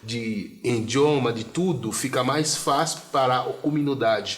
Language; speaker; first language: Portuguese; non-native, fluent; Haitian Creole